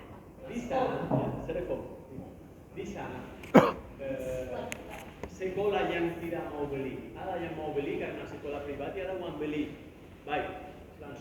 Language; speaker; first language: Indonesian; non-native, learner; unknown